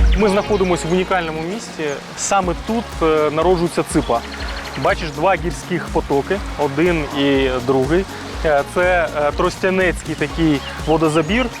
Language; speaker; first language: Ukrainian; native; Ukrainian